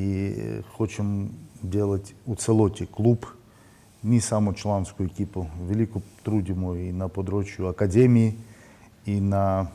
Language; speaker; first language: Slovenian; non-native, learner; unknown